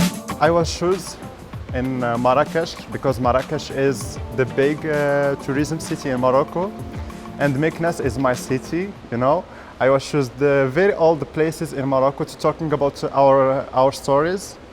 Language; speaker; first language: English; non-native, learner; Arabic